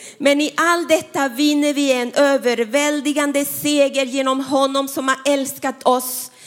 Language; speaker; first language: Swedish; non-native, fluent; Spanish